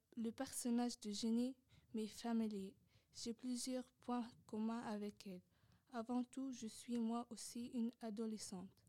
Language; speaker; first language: French; non-native, local second language; Arabic